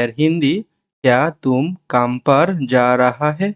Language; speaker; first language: Hindi; non-native, learner; Bangla